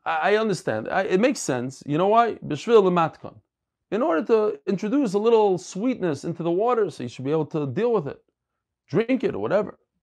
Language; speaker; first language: English; native; English